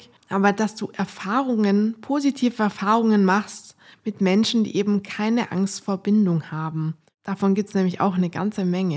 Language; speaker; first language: German; native; German